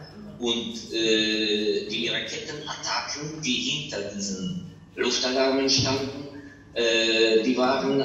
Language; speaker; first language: German; non-native, fluent; Ukrainian